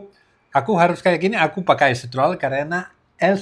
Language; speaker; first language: Indonesian; non-native, learner; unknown